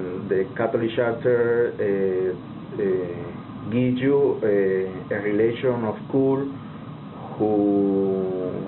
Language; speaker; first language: English; non-native, learner; Spanish